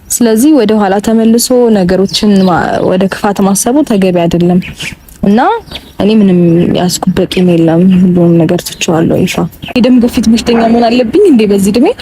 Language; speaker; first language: Amharic; native; Amharic